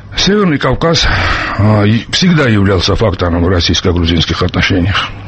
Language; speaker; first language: Russian; non-native, local second language; Georgian